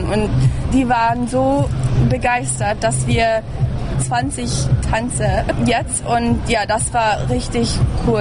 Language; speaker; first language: German; early bilingual, heritage; English